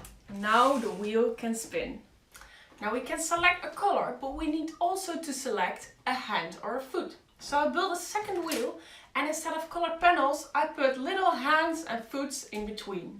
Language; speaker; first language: English; non-native, fluent; Dutch